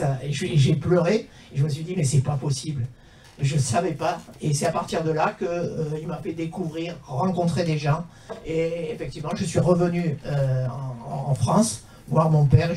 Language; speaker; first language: French; native; French